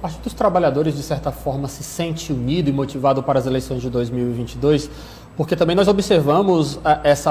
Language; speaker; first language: Portuguese; native; Portuguese